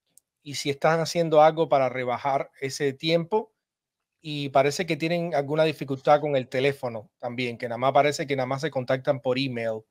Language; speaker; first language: Spanish; native; Spanish